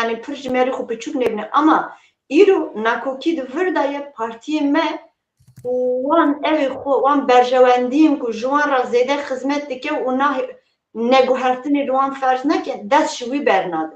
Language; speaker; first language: Kurdish; native; Kurdish